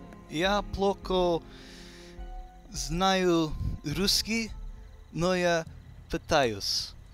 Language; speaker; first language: Russian; non-native, learner; English